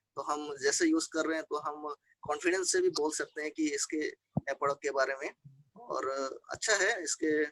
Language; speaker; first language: Hindi; non-native, local second language; Assamese